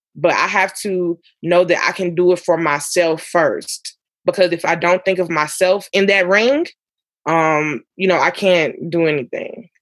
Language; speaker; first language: English; native; English